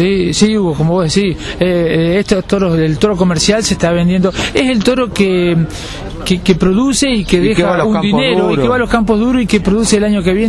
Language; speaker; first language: Spanish; native; Spanish